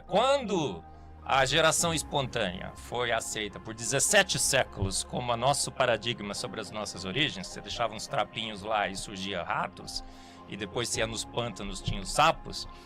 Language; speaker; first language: Portuguese; native; Portuguese